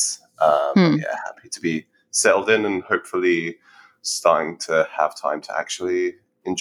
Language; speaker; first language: English; native; English